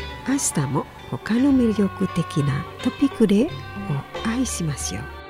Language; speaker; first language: Japanese; non-native, fluent; Indonesian